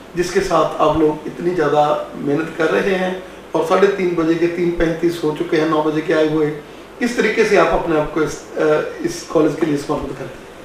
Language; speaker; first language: Hindi; non-native, local second language; Punjabi